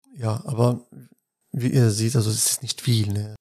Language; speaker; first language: German; non-native, fluent; Arabic